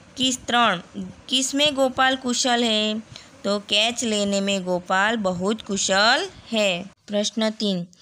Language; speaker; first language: Hindi; non-native, local second language; Gujarati